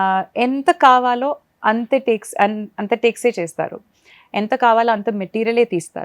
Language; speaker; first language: Telugu; non-native, fluent; Malayalam